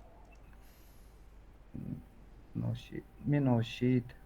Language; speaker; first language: Persian; non-native, learner; Urdu